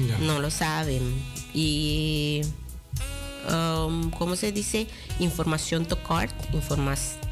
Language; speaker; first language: Spanish; non-native, local second language; Dutch